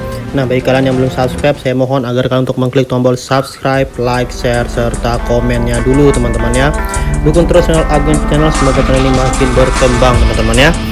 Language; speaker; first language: Indonesian; native; Indonesian